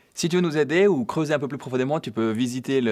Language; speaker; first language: French; native; French